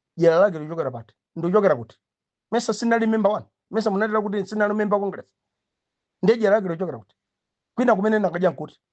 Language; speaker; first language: Nyanja; native; Nyanja